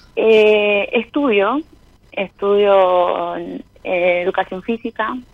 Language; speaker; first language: Spanish; native; Spanish